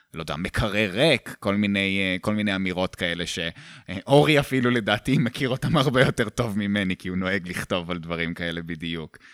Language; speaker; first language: Hebrew; native; Hebrew